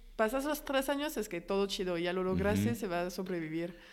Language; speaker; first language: Spanish; non-native, fluent; French